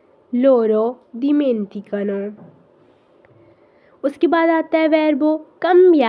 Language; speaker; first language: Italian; non-native, fluent; Urdu